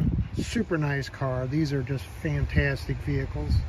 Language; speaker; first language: English; native; English